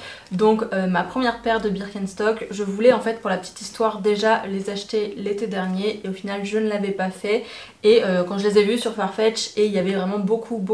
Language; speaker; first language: French; native; French